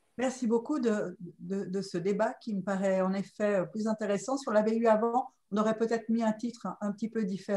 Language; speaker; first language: French; native; French